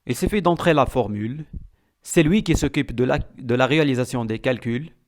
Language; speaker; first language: French; non-native, local second language; Arabic